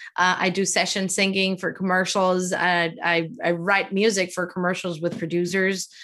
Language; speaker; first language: English; non-native, fluent; Spanish